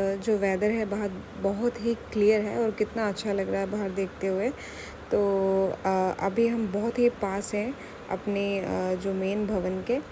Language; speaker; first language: Hindi; native; Hindi